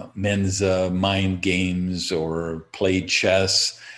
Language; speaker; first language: English; native; English